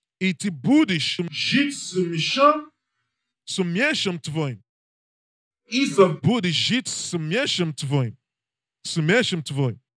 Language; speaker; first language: Russian; non-native, learner; English